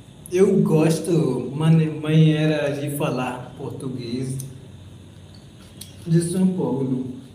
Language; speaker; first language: Portuguese; non-native, learner; Hindi